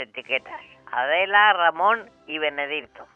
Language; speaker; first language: Spanish; native; Spanish